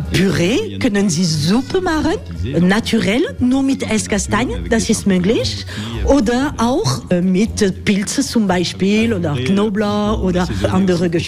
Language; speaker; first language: German; non-native, learner; French